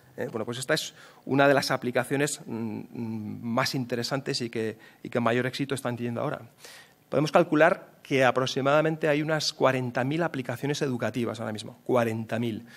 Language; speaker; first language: Spanish; native; Spanish